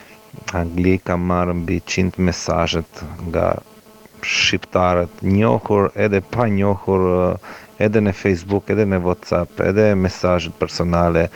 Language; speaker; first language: Albanian; non-native, learner; Croatian